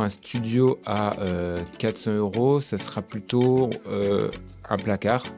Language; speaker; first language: French; native; French